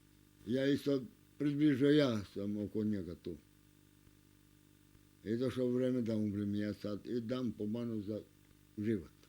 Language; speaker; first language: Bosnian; non-native, local second language; Romanian